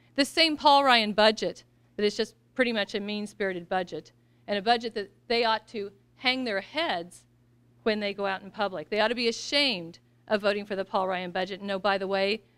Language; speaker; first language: English; native; English